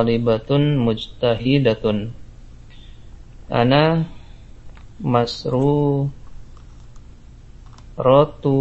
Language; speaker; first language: Arabic; non-native, learner; Indonesian